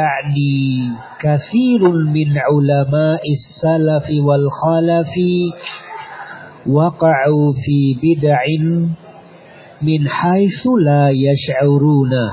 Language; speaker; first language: Arabic; non-native, fluent; Indonesian